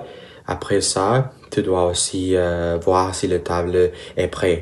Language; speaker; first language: French; non-native, learner; Spanish